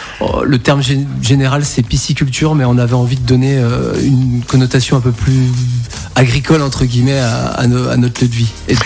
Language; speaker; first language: French; native; French